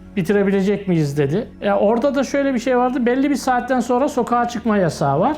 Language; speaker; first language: Turkish; native; Turkish